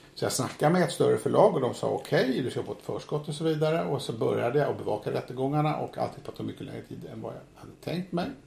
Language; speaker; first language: Swedish; native; Swedish